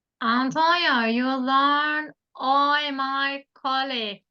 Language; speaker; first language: English; non-native, learner; Turkish